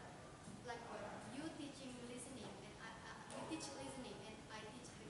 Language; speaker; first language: English; non-native, fluent; Indonesian